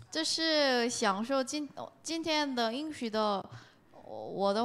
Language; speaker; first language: Chinese; non-native, learner; Korean